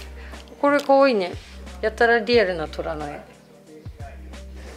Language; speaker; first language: Japanese; native; Japanese